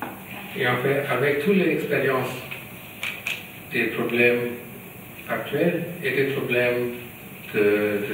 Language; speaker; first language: French; non-native, learner; German